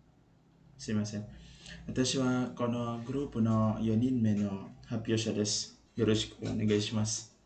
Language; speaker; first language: Japanese; non-native, learner; Malay